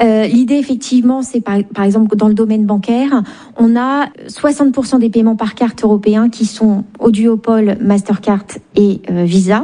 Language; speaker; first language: French; native; French